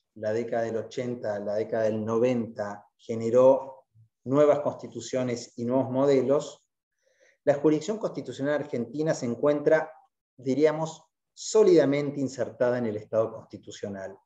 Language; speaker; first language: Spanish; native; Spanish